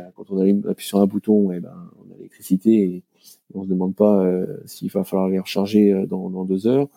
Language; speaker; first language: French; native; French